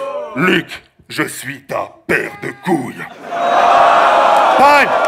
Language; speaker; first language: French; native; French